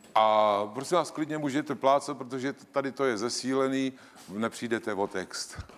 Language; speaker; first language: Czech; native; Czech